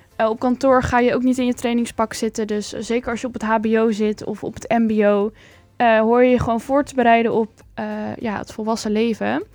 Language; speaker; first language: Dutch; native; Dutch